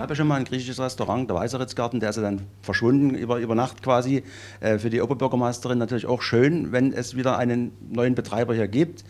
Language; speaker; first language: German; native; German